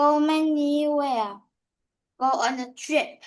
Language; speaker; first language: English; non-native, learner; Vietnamese